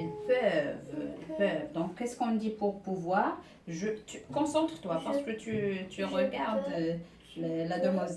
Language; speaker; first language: French; non-native, local second language; Arabic